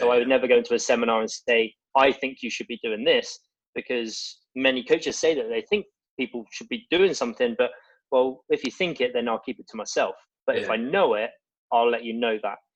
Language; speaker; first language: English; native; English